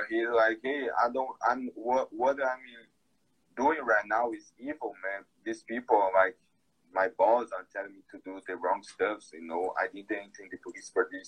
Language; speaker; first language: English; non-native, fluent; Portuguese